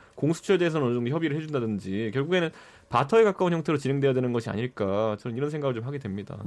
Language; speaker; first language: Korean; native; Korean